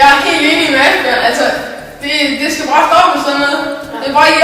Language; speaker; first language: Danish; native; Danish